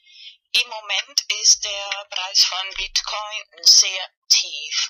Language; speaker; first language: German; non-native, fluent; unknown